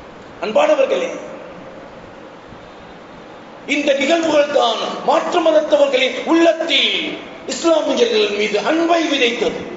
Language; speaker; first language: Tamil; native; Tamil